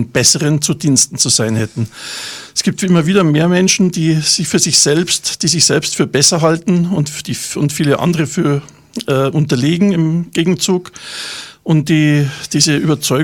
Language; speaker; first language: German; native; German